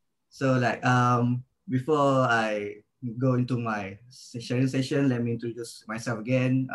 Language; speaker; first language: English; non-native, local second language; Malay